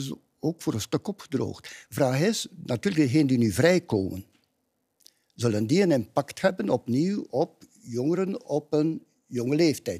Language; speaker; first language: Dutch; native; Dutch